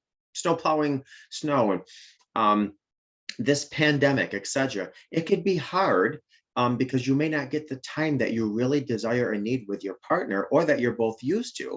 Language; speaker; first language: English; native; English